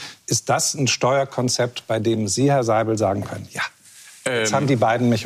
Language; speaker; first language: German; native; German